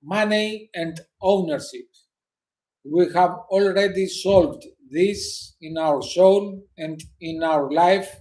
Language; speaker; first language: English; non-native, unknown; Greek